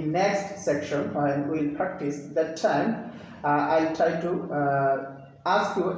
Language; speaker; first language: English; non-native, fluent; Bangla